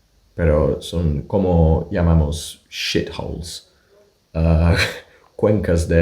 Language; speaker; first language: Spanish; non-native, fluent; English